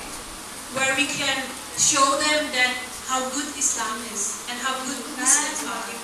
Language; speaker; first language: English; non-native, fluent; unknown